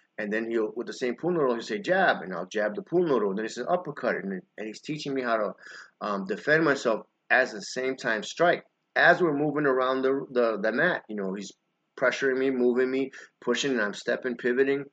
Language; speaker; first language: English; early bilingual, other home language; Spanish